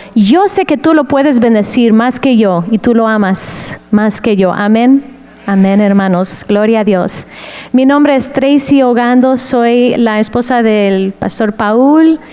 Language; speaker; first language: Spanish; non-native, fluent; English